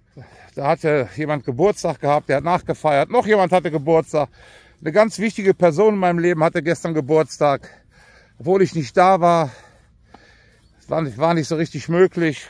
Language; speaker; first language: German; native; German